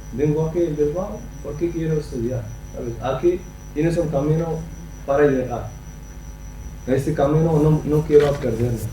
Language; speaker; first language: Spanish; non-native, learner; Central Atlas Tamazight